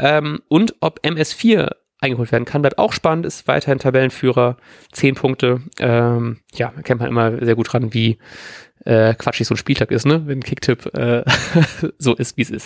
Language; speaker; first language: German; native; German